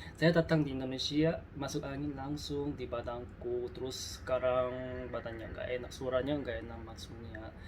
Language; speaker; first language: Indonesian; non-native, learner; Korean